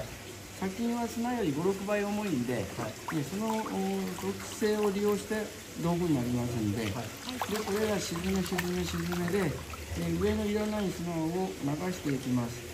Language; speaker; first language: Japanese; native; Japanese